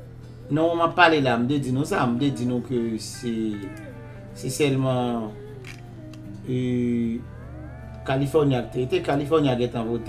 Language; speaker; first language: Haitian Creole; native; Haitian Creole